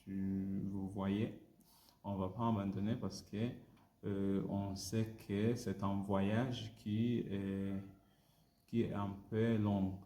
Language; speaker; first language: French; non-native, learner; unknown